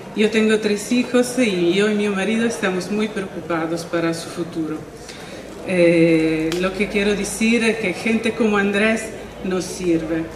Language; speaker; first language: Spanish; non-native, fluent; Italian